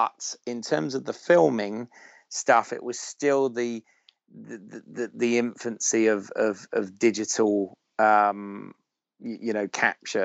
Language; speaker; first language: English; native; English